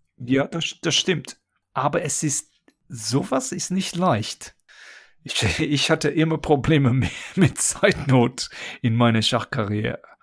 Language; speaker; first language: German; non-native, fluent; English